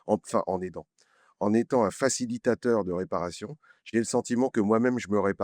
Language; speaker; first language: French; native; French